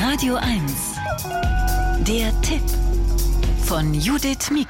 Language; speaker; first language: German; native; German